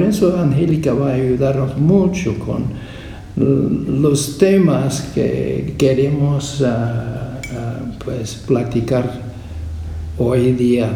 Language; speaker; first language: Spanish; non-native, fluent; English